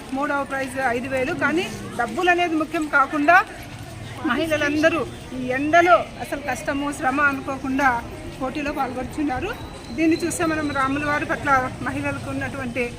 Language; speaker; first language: Telugu; native; Telugu